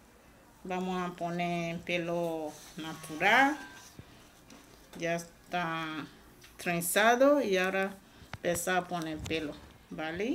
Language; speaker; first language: Spanish; non-native, learner; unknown